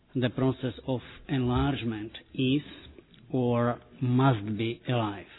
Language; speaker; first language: English; non-native, fluent; Slovak